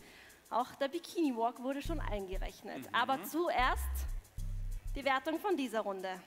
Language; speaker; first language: German; native; German